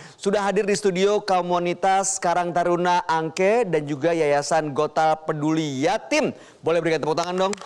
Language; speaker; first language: Indonesian; native; Indonesian